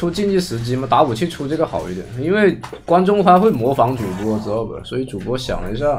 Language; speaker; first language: Chinese; native; Chinese